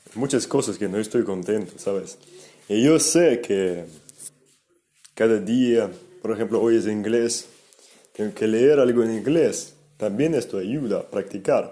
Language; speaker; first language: Spanish; non-native, fluent; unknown